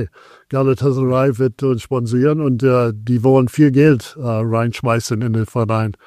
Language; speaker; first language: German; non-native, fluent; English